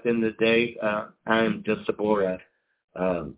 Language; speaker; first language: English; native; English